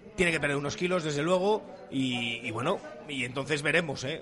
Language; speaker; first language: Spanish; native; Spanish